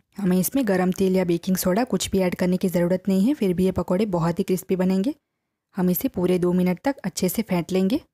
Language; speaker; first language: Hindi; non-native, local second language; Gujarati